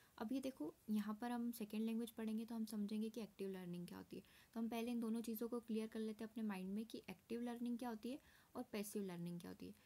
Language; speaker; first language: Hindi; native; Hindi